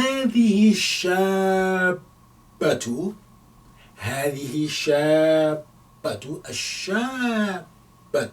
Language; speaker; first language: Arabic; non-native, fluent; English